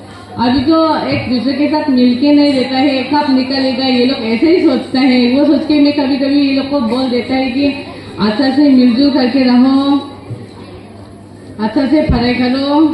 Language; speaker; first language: Hindi; non-native, local second language; Garo